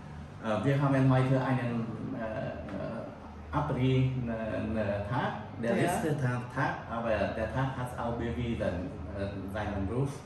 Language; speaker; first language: German; non-native, fluent; Vietnamese